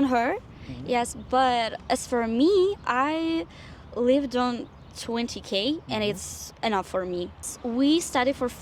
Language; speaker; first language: English; non-native, fluent; Russian